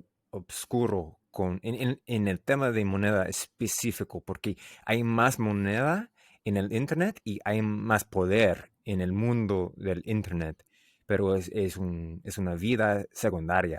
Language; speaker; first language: Spanish; non-native, learner; English